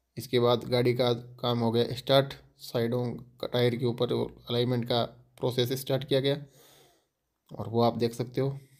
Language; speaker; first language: Hindi; native; Hindi